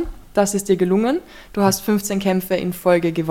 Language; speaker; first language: German; native; German